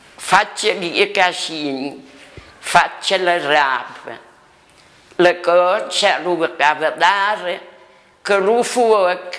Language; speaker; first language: Italian; native; Italian